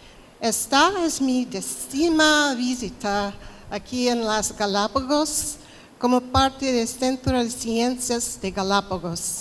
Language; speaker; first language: Spanish; non-native, fluent; English